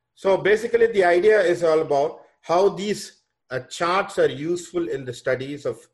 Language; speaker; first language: English; non-native, local second language; Tamil